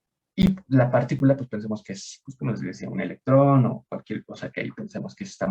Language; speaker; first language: Spanish; native; Spanish